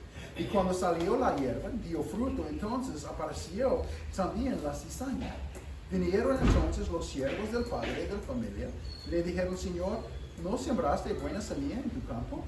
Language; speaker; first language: Spanish; non-native, fluent; English